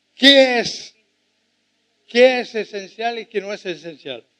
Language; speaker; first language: Spanish; non-native, fluent; French